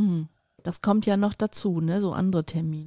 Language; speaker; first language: German; native; German